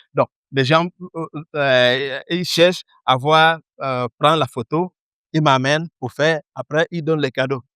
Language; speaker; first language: French; early bilingual, other home language; Igbo